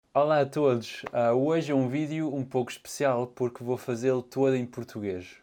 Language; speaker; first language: Portuguese; early bilingual, heritage; Portuguese